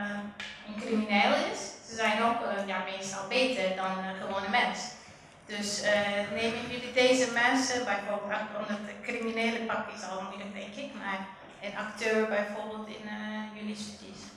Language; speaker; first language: Dutch; non-native, fluent; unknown